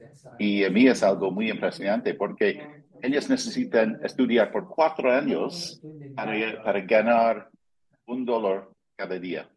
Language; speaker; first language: Spanish; non-native, fluent; English